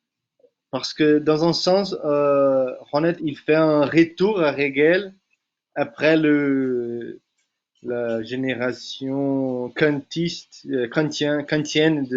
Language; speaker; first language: French; non-native, fluent; Portuguese